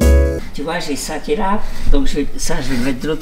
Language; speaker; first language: French; native; French